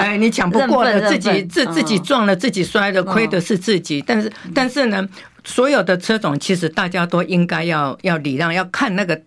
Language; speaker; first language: Chinese; native; Chinese